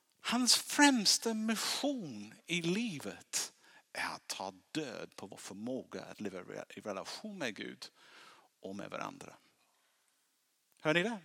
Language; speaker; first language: Swedish; non-native, fluent; English